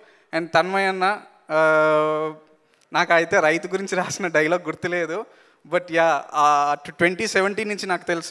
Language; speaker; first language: Telugu; native; Telugu